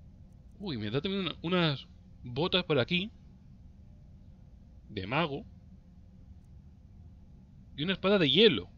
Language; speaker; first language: Spanish; native; Spanish